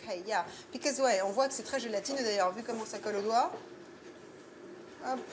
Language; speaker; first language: French; native; French